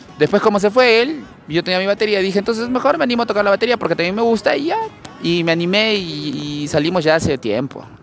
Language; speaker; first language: Spanish; native; Spanish